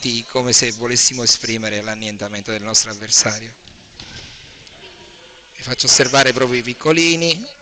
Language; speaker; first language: Italian; native; Italian